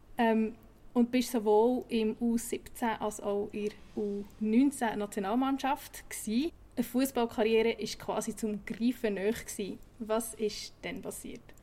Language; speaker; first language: German; native; German